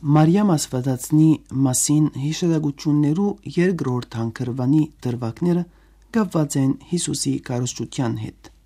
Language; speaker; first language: Armenian; native; Armenian